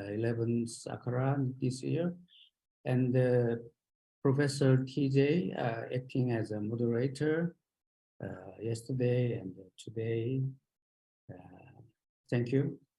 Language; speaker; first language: English; non-native, learner; Japanese